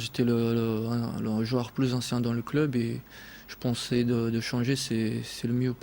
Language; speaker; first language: French; non-native, fluent; Portuguese